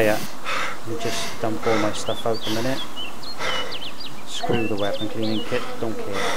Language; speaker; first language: English; native; English